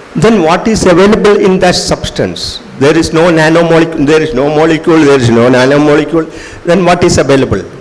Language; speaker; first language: English; non-native, local second language; Malayalam